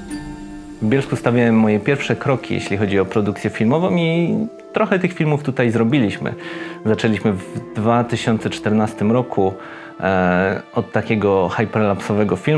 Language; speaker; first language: Polish; native; Polish